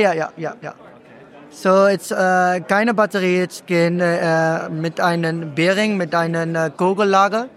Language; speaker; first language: German; non-native, learner; Dutch